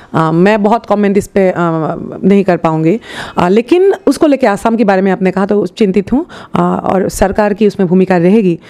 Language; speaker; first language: Hindi; non-native, local second language; Assamese